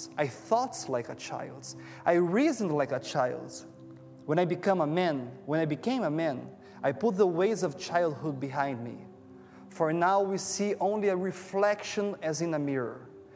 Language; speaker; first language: English; non-native, fluent; Portuguese